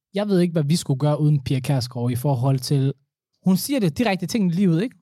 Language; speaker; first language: Danish; early bilingual, other home language; Somali